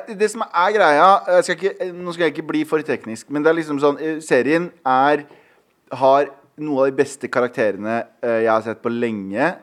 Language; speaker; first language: Norwegian; early bilingual, other home language; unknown